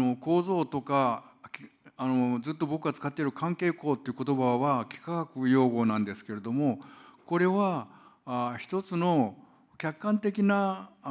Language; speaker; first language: Japanese; non-native, fluent; Korean